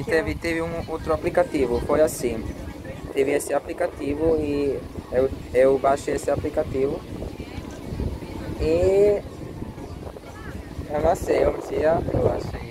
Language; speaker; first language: Portuguese; non-native, fluent; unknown